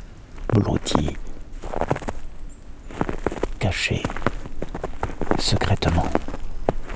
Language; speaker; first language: French; native; French